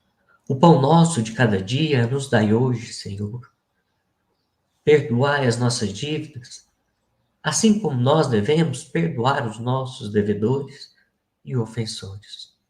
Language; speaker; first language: Portuguese; native; Portuguese